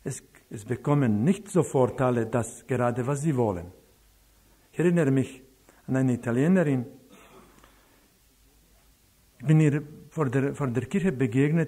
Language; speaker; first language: German; non-native, fluent; Croatian